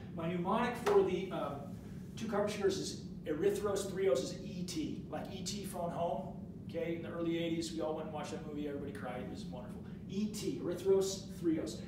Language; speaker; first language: English; native; English